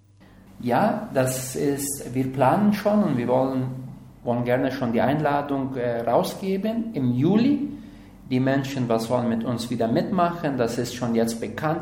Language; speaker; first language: German; non-native, learner; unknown